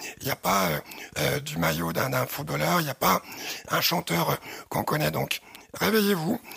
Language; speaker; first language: French; early bilingual, other home language; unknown